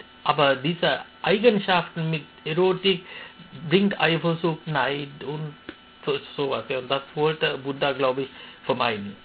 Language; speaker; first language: German; non-native, fluent; Sinhala